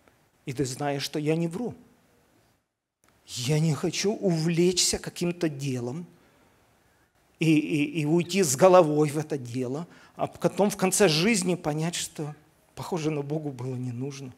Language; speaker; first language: Russian; native; Russian